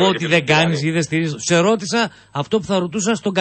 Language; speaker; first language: Greek; native; Greek